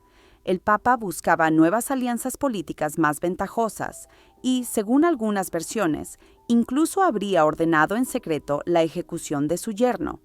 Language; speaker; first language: Spanish; native; Spanish